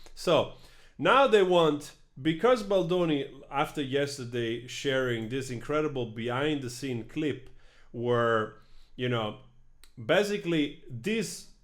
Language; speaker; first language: English; non-native, fluent; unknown